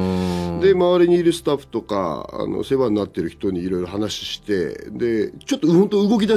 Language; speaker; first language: Japanese; native; Japanese